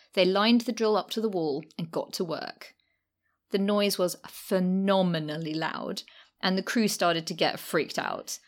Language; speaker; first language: English; native; English